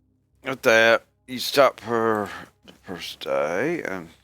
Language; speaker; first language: English; native; English